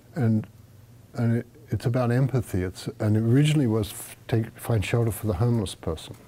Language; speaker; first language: English; native; English